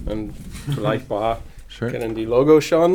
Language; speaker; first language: German; non-native, fluent; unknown